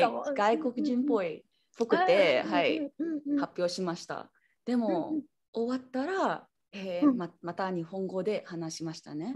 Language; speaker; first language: Japanese; non-native, learner; English